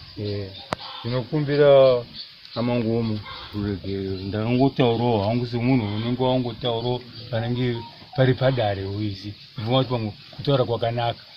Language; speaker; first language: Shona; native; Shona